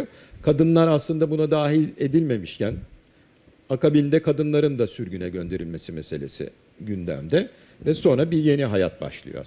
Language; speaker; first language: Turkish; native; Turkish